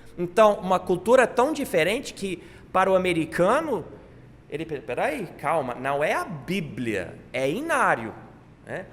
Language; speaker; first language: Portuguese; non-native, fluent; English